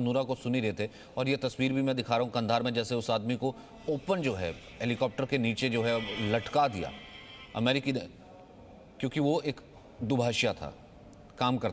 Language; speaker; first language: Hindi; native; Hindi